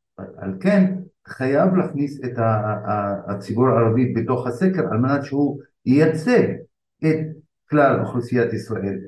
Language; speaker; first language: Hebrew; non-native, local second language; Arabic